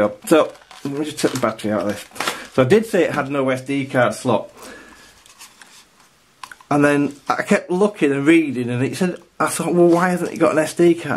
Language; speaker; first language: English; native; English